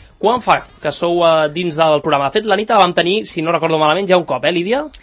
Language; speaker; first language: Catalan; native; Catalan